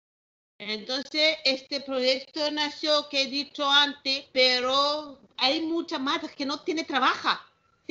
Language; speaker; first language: Spanish; non-native, learner; Malagasy